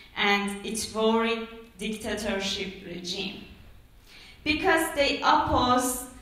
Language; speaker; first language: English; non-native, fluent; Persian